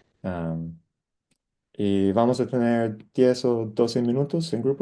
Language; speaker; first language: Spanish; non-native, fluent; English